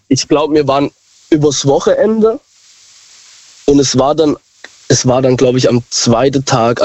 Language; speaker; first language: German; native; German